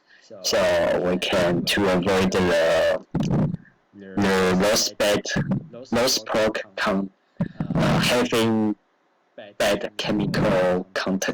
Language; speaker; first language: English; non-native, learner; Chinese